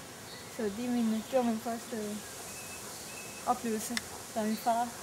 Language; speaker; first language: Danish; non-native, fluent; Romanian